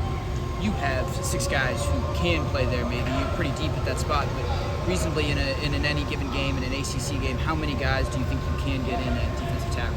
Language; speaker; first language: English; native; English